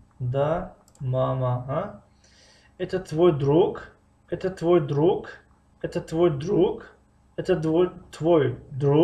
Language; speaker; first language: Russian; non-native, fluent; Tajik